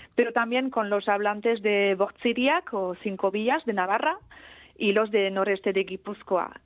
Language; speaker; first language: Spanish; non-native, fluent; Basque